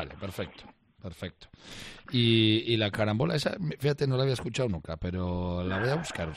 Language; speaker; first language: Spanish; native; Spanish